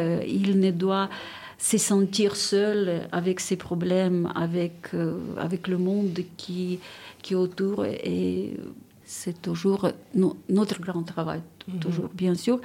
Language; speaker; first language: French; non-native, fluent; Ukrainian